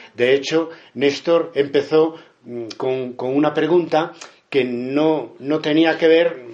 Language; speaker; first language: Spanish; native; Spanish